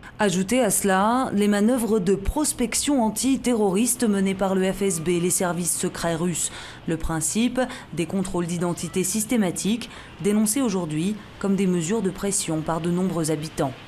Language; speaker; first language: French; native; French